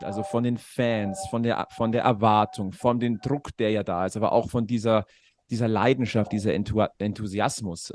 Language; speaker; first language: German; native; German